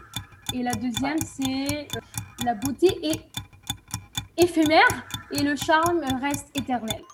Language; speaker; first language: French; non-native, fluent; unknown